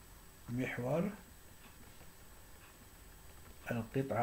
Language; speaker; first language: Arabic; native; Arabic